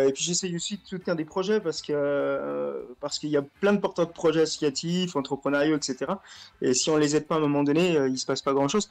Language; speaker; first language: French; native; French